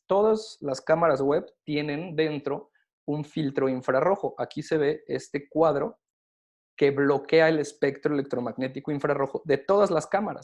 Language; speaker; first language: Spanish; native; Spanish